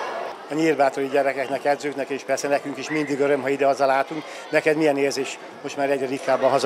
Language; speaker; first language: Hungarian; native; Hungarian